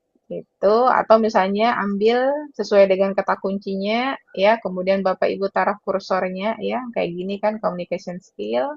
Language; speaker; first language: Indonesian; native; Indonesian